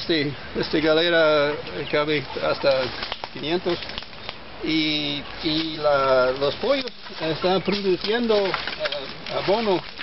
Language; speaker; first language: Spanish; non-native, fluent; English